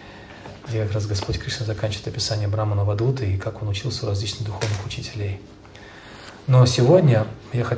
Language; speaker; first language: Russian; native; Russian